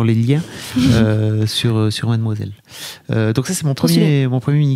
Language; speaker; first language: French; native; French